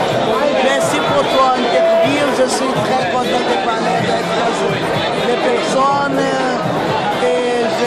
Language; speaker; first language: French; non-native, learner; Portuguese